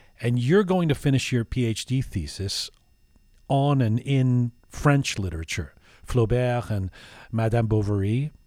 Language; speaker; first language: English; early bilingual, other home language; Persian